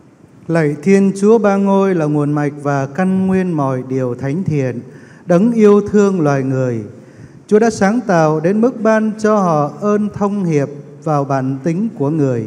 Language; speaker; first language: Vietnamese; native; Vietnamese